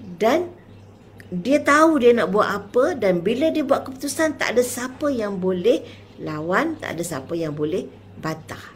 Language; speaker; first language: Malay; native; Malay